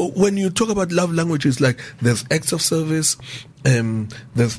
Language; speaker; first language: English; non-native, local second language; Zulu